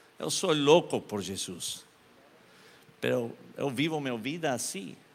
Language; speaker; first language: Portuguese; non-native, learner; Spanish